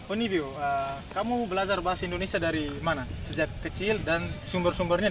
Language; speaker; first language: Indonesian; non-native, fluent; Tetum